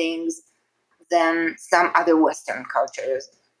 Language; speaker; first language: English; non-native, fluent; Hebrew